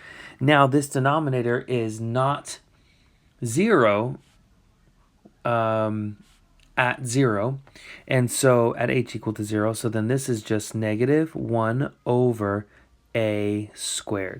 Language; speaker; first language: English; native; English